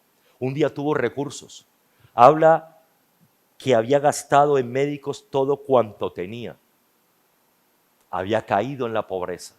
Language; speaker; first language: Spanish; native; Spanish